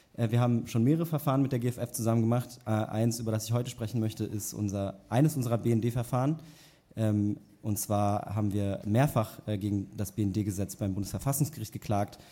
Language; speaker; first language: German; native; German